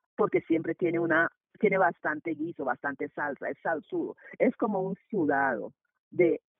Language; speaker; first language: Spanish; non-native, local second language; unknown